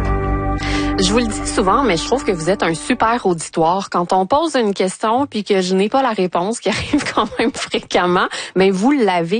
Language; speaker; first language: French; native; French